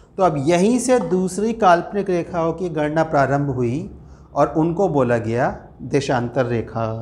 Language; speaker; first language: Hindi; native; Hindi